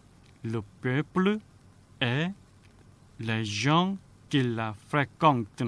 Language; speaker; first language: French; non-native, fluent; Korean